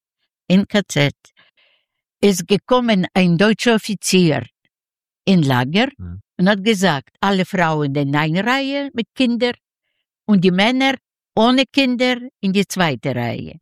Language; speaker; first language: German; non-native, fluent; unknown